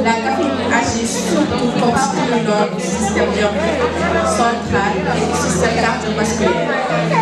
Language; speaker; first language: French; non-native, learner; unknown